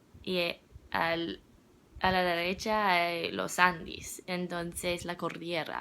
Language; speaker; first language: Spanish; non-native, learner; English